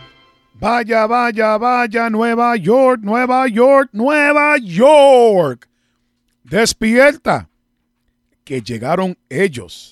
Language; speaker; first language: Spanish; early bilingual, other home language; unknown